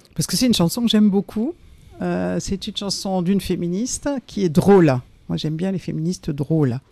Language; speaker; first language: French; native; French